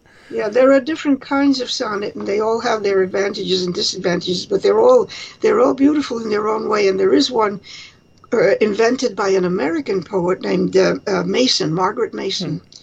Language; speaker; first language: English; early bilingual, other home language; Spanish